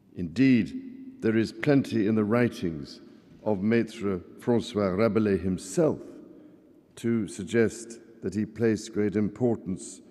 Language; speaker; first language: English; native; English